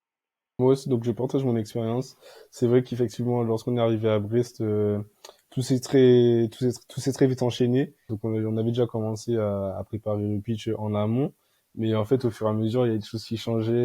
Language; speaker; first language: French; native; French